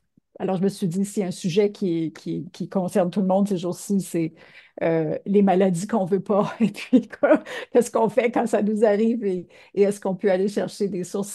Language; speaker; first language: French; native; French